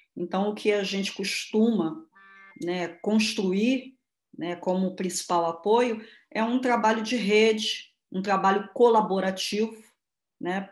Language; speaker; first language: Portuguese; native; Portuguese